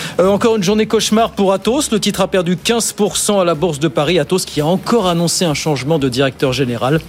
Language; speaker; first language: French; native; French